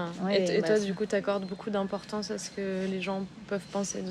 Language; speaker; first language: French; native; French